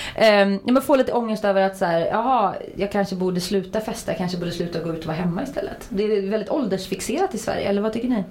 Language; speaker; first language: Swedish; native; Swedish